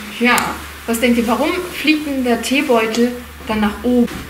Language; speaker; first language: German; native; German